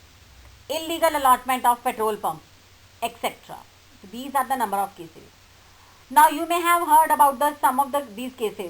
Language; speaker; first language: English; non-native, local second language; Hindi